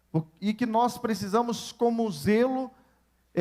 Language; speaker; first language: Portuguese; native; Portuguese